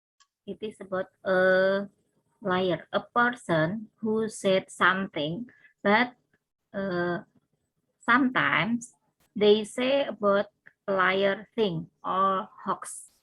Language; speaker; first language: English; non-native, learner; Indonesian